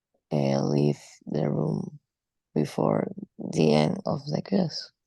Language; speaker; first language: English; non-native, learner; Spanish